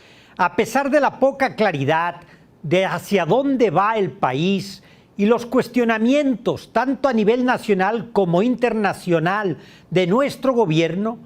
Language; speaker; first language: Spanish; native; Spanish